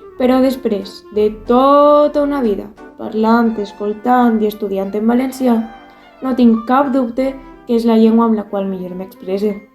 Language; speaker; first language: Catalan; native; Catalan